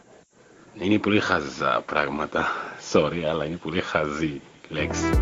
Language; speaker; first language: Greek; non-native, learner; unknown